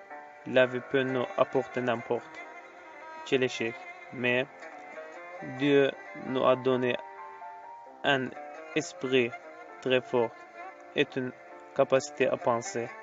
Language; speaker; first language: French; non-native, fluent; Azerbaijani